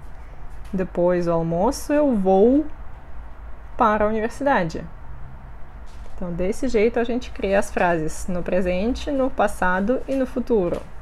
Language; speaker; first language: Portuguese; non-native, fluent; Russian